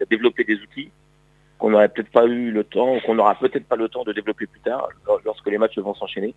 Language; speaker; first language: French; native; French